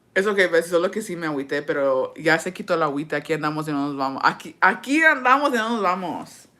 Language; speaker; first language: Spanish; early bilingual, heritage; Spanish